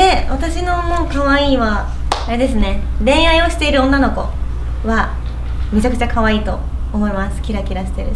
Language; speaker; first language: Japanese; native; Japanese